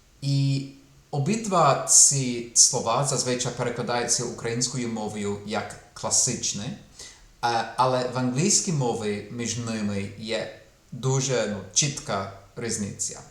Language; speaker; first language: Ukrainian; non-native, fluent; English